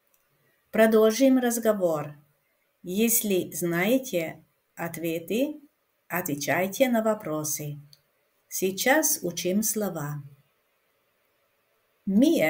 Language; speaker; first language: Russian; non-native, fluent; Hungarian